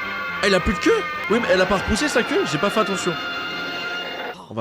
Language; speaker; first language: French; native; French